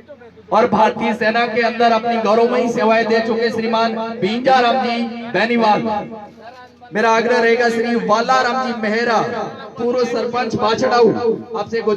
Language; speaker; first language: Hindi; native; Hindi